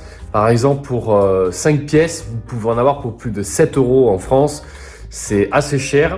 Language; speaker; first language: French; native; French